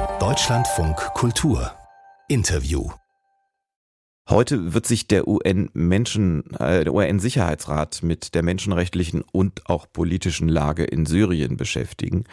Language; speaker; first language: German; native; German